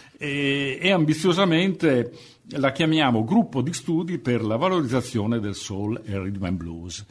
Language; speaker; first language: Italian; native; Italian